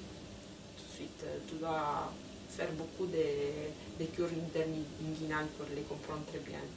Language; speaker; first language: French; non-native, fluent; Italian